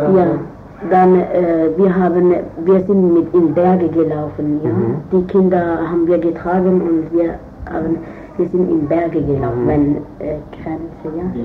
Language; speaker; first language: German; non-native, learner; Kurdish